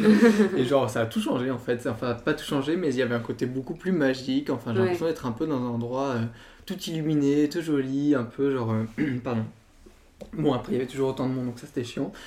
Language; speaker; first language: French; native; French